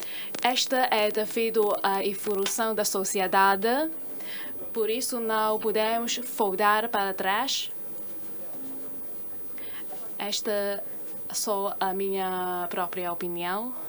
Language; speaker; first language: Portuguese; non-native, fluent; Chinese